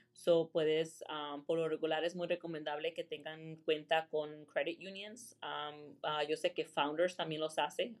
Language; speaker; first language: Spanish; early bilingual, heritage; Spanish